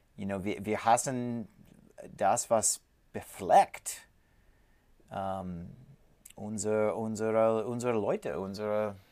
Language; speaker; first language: German; non-native, learner; English